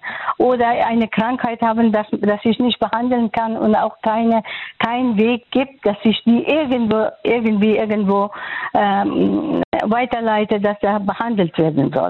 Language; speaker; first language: German; non-native, fluent; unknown